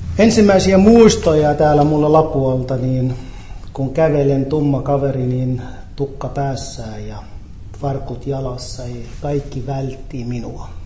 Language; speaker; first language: Finnish; non-native, fluent; Arabic